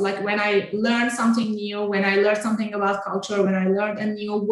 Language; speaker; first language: English; non-native, fluent; Azerbaijani